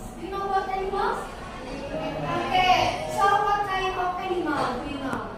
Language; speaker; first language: English; non-native, learner; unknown